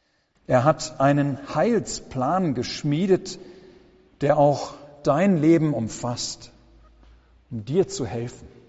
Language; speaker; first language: German; native; German